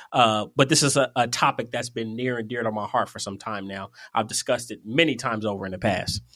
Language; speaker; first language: English; native; English